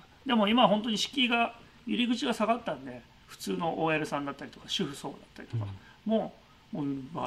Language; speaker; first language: Japanese; native; Japanese